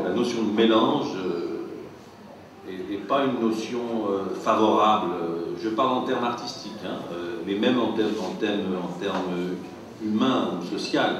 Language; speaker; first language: French; native; French